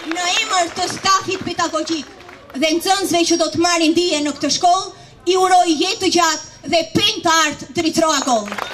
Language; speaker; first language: Albanian; native; Albanian